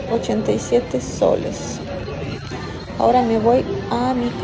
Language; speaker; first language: Spanish; non-native, fluent; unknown